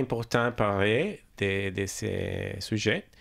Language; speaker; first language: French; non-native, learner; English